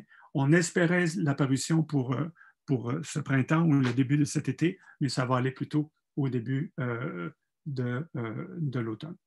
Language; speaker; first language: French; native; French